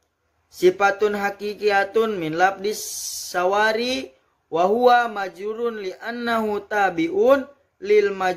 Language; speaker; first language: Arabic; non-native, learner; Indonesian